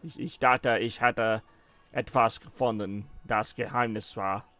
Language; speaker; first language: German; non-native, learner; English